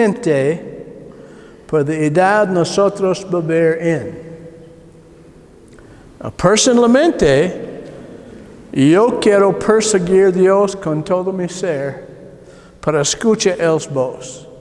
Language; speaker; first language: Spanish; non-native, learner; English